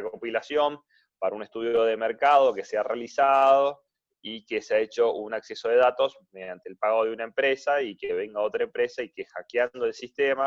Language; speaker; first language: Spanish; native; Spanish